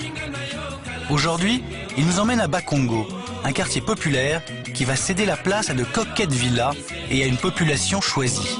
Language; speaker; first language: French; native; French